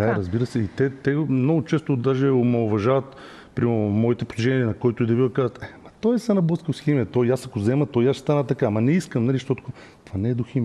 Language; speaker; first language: Bulgarian; native; Bulgarian